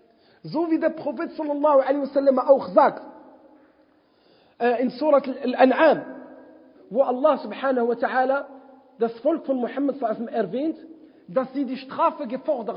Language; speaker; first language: German; non-native, fluent; Arabic